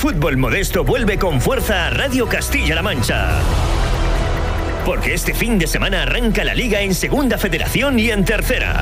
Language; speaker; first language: Spanish; native; Spanish